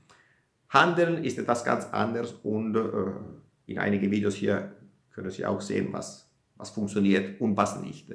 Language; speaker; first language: German; non-native, fluent; Italian